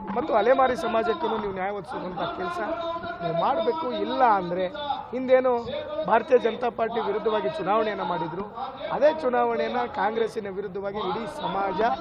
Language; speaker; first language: Kannada; non-native, local second language; Lambadi